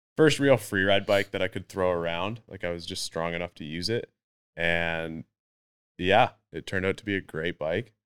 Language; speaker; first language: English; native; English